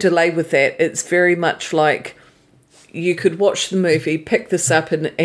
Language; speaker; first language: English; native; English